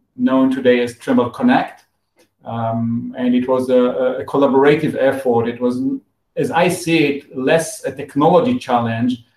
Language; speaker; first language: English; non-native, fluent; Hebrew